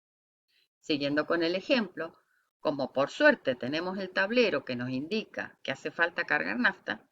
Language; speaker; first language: Spanish; native; Spanish